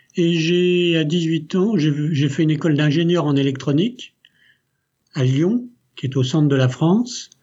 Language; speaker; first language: French; early bilingual, other home language; Italian